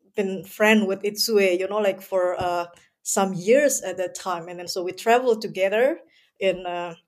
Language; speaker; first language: English; non-native, fluent; Indonesian